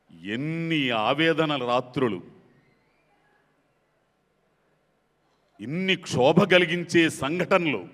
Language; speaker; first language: Telugu; native; Telugu